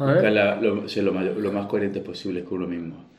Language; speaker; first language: Spanish; native; Spanish